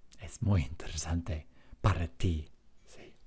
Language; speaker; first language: Spanish; non-native, fluent; English